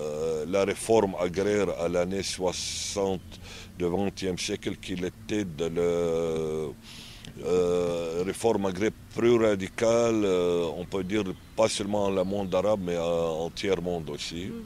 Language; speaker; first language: French; non-native, learner; Arabic